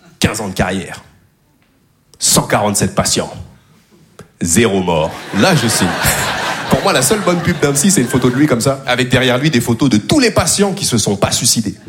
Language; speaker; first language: French; native; French